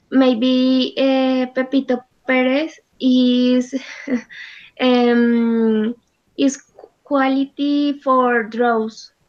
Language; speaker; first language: English; non-native, learner; Spanish